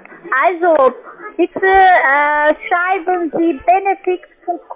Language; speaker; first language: German; non-native, learner; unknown